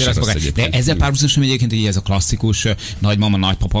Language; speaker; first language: Hungarian; native; Hungarian